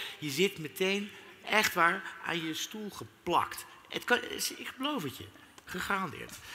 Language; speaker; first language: Dutch; native; Dutch